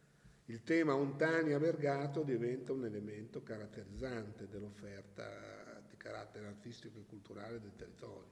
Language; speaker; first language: Italian; native; Italian